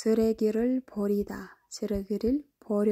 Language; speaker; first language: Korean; non-native, fluent; Kyrgyz